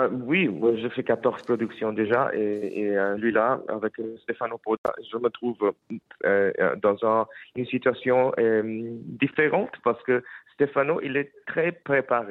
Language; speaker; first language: French; non-native, fluent; Spanish